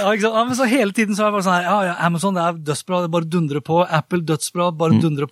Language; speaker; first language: Norwegian; native; Norwegian